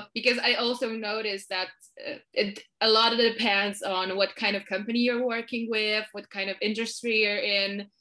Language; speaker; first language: English; non-native, fluent; Polish